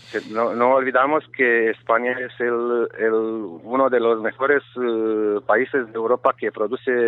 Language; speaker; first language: Spanish; non-native, learner; Romanian